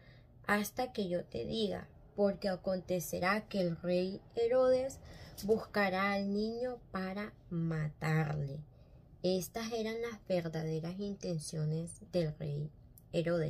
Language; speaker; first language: Spanish; native; Spanish